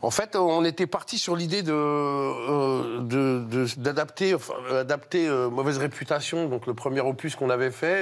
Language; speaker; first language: French; native; French